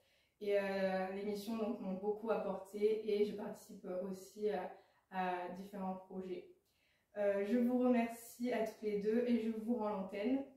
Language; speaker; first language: French; native; French